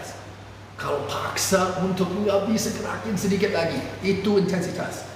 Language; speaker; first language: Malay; non-native, fluent; English